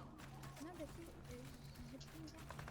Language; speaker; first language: French; native; French